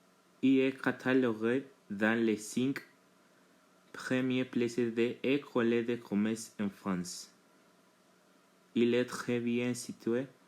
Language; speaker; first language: French; non-native, learner; Spanish